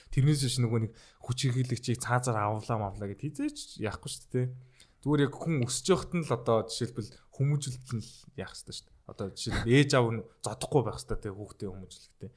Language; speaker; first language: Mongolian; native; Mongolian